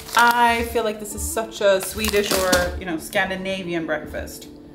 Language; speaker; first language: English; non-native, fluent; Swedish